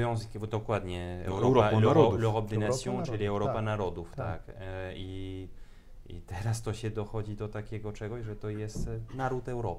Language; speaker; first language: Polish; non-native, fluent; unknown